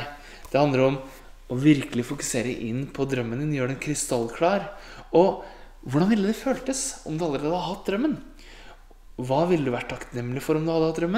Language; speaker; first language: Norwegian; native; Norwegian